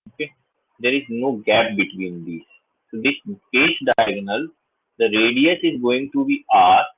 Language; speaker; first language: English; non-native, local second language; Hindi